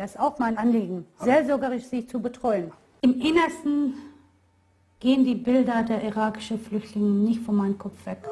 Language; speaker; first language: German; non-native, fluent; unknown